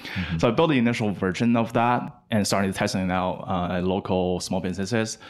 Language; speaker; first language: English; non-native, fluent; Chinese